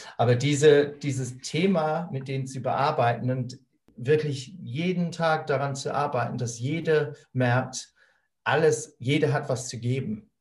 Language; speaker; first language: German; non-native, fluent; English